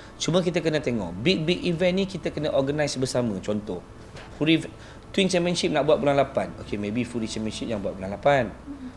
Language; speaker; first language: Malay; native; Malay